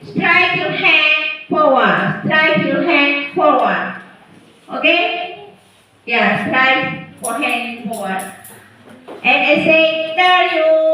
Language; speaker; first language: English; non-native, learner; Indonesian